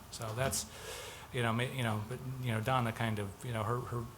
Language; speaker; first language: English; native; English